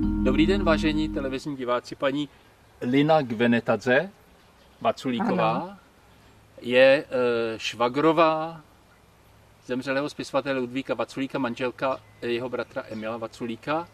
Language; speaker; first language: Czech; native; Czech